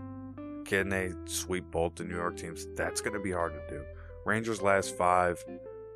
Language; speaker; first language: English; native; English